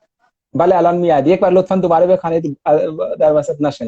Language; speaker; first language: Persian; non-native, fluent; Hindi